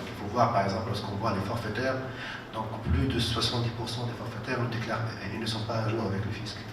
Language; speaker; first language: French; non-native, local second language; Arabic